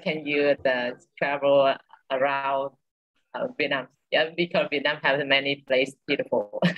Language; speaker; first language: English; non-native, learner; Vietnamese